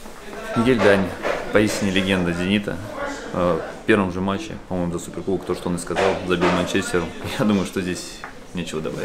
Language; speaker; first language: Russian; native; Russian